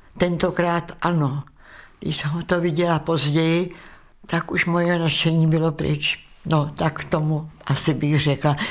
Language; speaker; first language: Czech; native; Czech